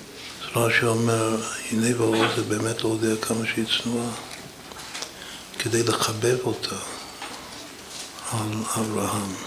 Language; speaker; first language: Hebrew; non-native, fluent; English